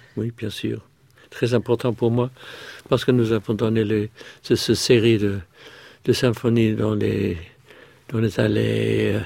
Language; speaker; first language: French; non-native, fluent; English